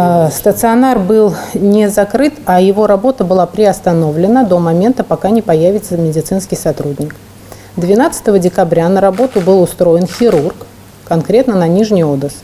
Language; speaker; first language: Russian; native; Russian